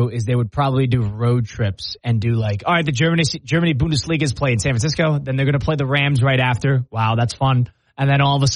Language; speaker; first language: English; native; English